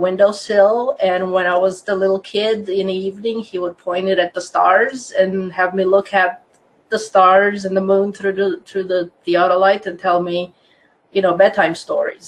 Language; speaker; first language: English; non-native, fluent; Croatian